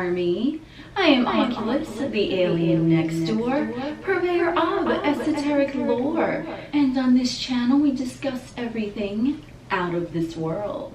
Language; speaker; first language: English; native; English